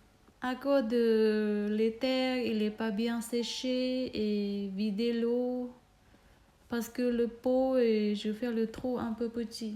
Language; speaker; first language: French; non-native, learner; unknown